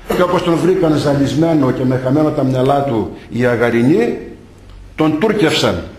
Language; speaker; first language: Greek; native; Greek